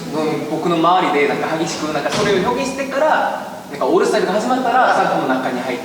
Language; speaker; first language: Japanese; non-native, fluent; Korean